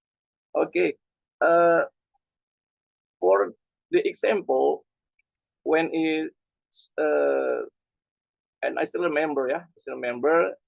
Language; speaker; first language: English; non-native, learner; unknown